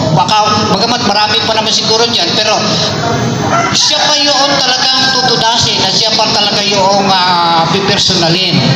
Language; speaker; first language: Filipino; non-native, local second language; Cebuano